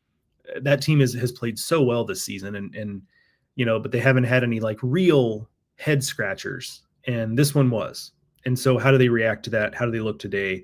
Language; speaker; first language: English; native; English